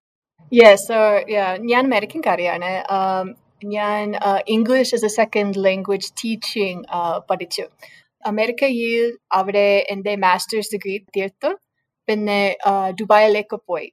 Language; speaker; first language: Malayalam; non-native, learner; English